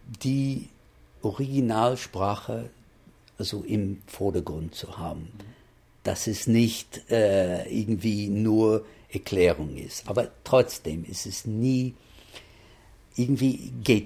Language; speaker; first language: German; non-native, fluent; English